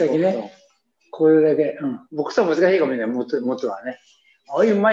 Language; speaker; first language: Japanese; native; Japanese